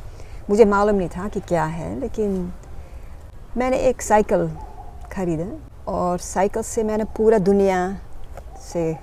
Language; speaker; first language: Hindi; non-native, learner; Dutch